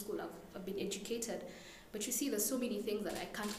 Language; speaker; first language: English; non-native, local second language; Somali